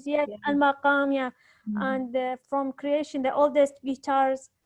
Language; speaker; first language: English; non-native, learner; Arabic